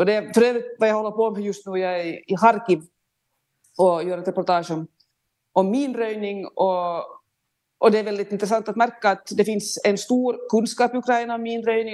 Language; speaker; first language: Swedish; native; Swedish